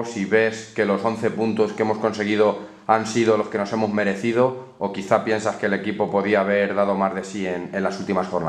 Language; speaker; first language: Spanish; native; Spanish